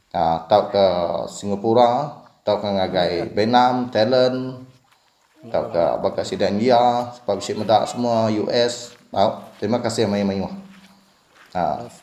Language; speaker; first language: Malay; non-native, local second language; Iban